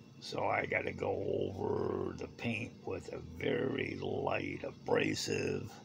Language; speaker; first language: English; native; English